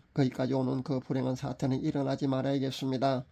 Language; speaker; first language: Korean; native; Korean